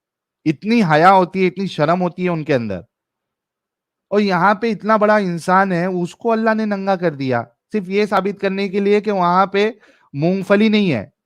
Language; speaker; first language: Hindi; native; Hindi